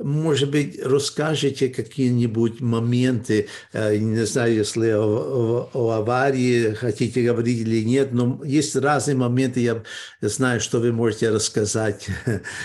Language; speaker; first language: Russian; early bilingual, heritage; Russian